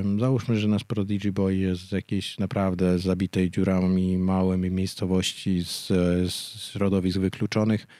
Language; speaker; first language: Polish; native; Polish